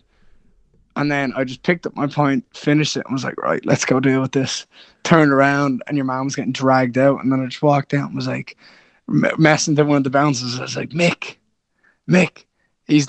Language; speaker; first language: English; native; English